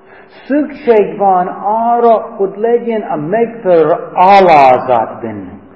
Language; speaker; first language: Hungarian; non-native, fluent; English